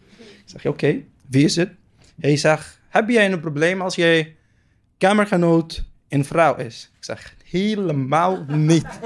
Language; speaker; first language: Dutch; non-native, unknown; Arabic